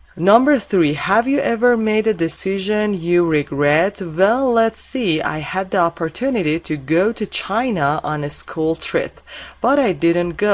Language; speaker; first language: English; non-native, fluent; Persian